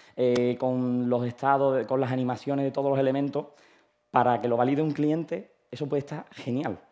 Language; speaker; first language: Spanish; native; Spanish